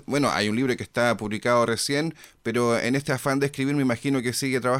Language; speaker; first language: Spanish; native; Spanish